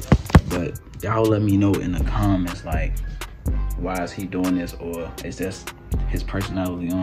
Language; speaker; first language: English; native; English